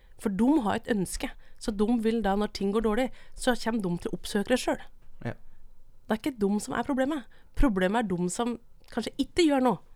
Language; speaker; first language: Norwegian; non-native, local second language; Vietnamese